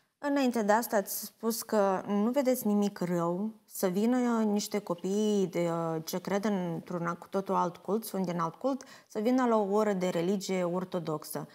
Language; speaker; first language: Romanian; native; Romanian